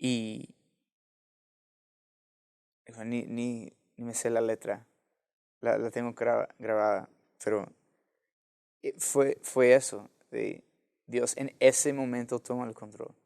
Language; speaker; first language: Spanish; non-native, fluent; English